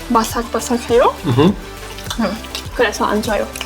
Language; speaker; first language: Korean; non-native, learner; Hungarian